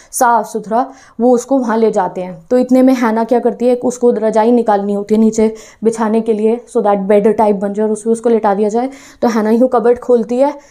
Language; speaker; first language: Hindi; non-native, local second language; Punjabi